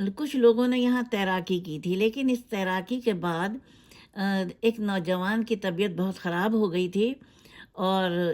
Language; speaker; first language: Urdu; native; Urdu